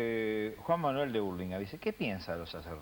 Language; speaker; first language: Spanish; native; Spanish